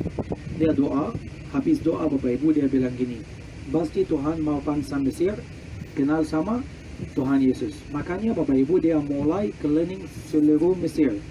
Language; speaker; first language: Indonesian; non-native, fluent; Arabic